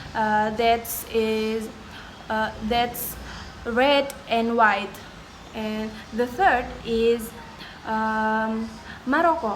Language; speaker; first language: English; non-native, learner; Indonesian